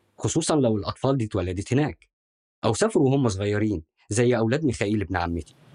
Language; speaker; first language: Arabic; native; Arabic